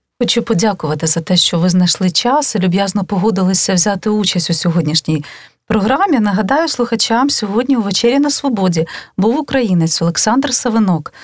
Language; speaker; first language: Ukrainian; native; Ukrainian